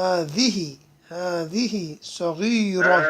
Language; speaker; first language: Arabic; non-native, fluent; English